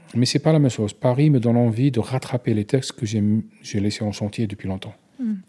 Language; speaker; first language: French; non-native, local second language; Arabic